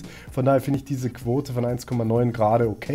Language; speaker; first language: German; native; German